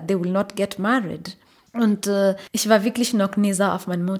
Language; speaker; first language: German; non-native, learner; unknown